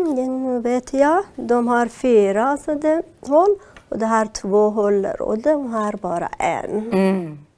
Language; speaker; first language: Swedish; non-native, learner; Persian